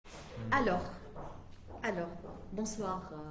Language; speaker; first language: French; non-native, local second language; Arabic